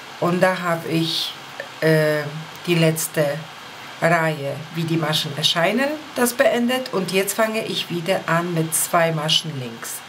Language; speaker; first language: German; non-native, fluent; Polish